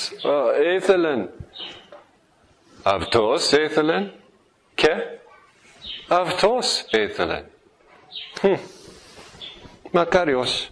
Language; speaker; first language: Greek; non-native, fluent; English